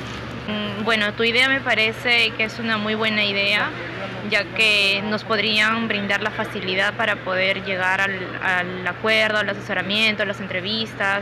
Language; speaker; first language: Spanish; native; Spanish